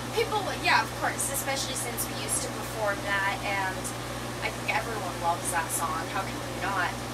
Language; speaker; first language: English; native; English